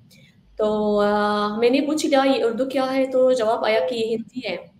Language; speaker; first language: Hindi; non-native, fluent; Arabic